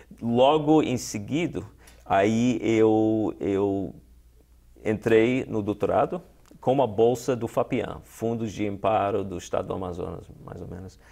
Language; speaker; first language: Portuguese; non-native, fluent; English